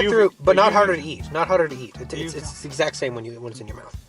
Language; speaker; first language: English; native; English